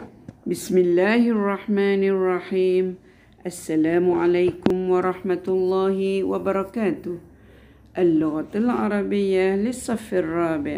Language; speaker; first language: Arabic; non-native, fluent; Malay